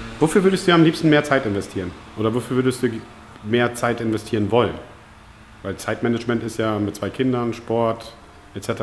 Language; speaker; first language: German; native; German